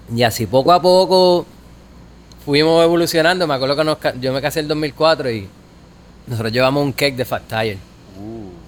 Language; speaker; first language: Spanish; native; Spanish